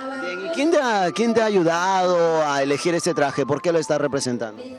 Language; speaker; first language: Spanish; native; Spanish